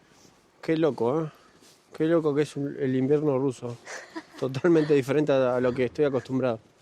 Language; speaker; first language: Spanish; native; Spanish